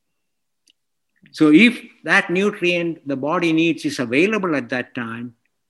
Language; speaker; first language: English; non-native, local second language; Malayalam